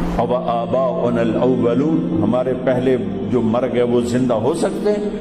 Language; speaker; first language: Urdu; non-native, local second language; Punjabi